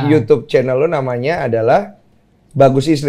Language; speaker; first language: Indonesian; native; Indonesian